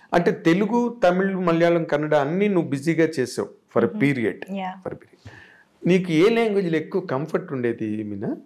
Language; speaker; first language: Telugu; native; Telugu